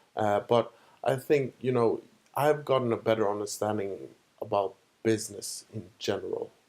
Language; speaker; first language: English; non-native, fluent; Swedish